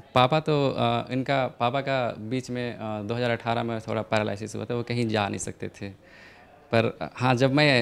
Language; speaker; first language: Hindi; native; Hindi